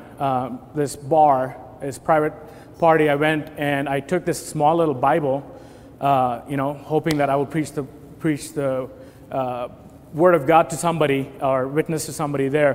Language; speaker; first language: English; non-native, local second language; Telugu